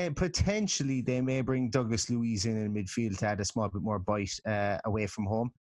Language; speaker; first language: English; native; English